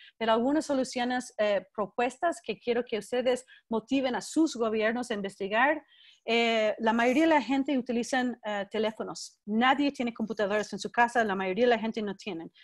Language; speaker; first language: Spanish; non-native, fluent; English